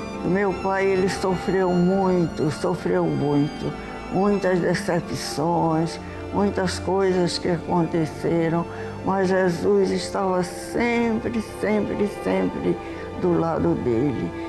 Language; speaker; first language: Portuguese; early bilingual, heritage; Portuguese